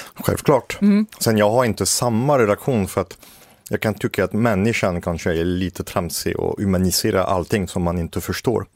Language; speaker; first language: Swedish; native; Swedish